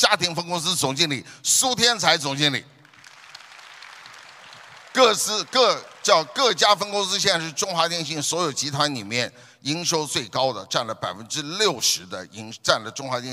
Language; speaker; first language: Chinese; native; Chinese